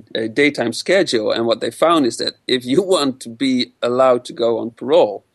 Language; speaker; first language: English; non-native, fluent; Dutch